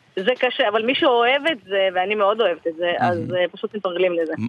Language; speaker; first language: Hebrew; non-native, fluent; Russian